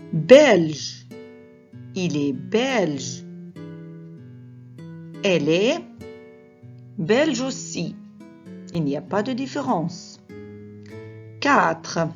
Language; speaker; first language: French; non-native, fluent; Arabic